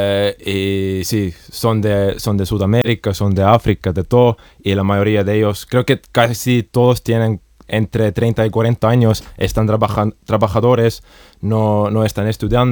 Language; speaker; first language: Spanish; non-native, fluent; Estonian